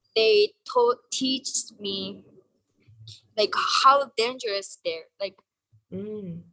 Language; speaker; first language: English; non-native, learner; Japanese